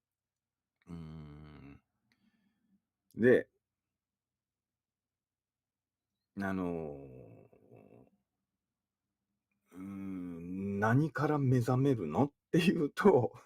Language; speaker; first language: Japanese; native; Japanese